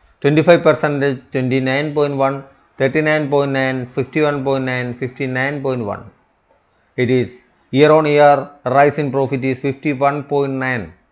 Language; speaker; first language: English; non-native, local second language; Malayalam